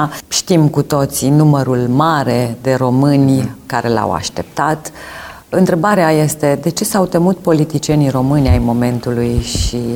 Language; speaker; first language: Romanian; native; Romanian